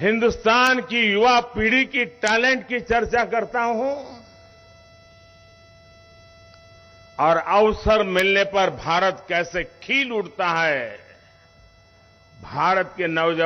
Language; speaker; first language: Hindi; non-native, local second language; Gujarati